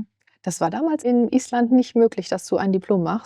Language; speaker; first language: German; native; German